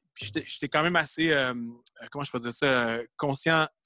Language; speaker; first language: French; native; French